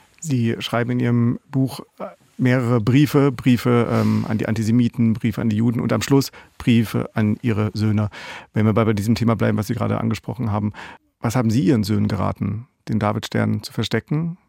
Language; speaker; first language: German; native; German